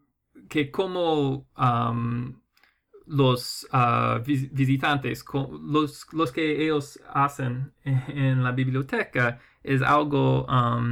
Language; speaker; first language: Spanish; non-native, fluent; English